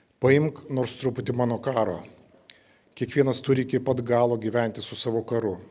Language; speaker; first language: Lithuanian; native; Lithuanian